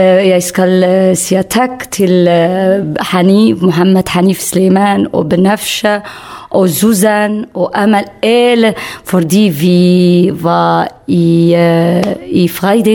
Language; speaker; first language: Danish; non-native, learner; Kurdish